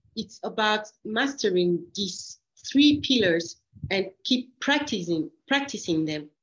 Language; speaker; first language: English; early bilingual, other home language; French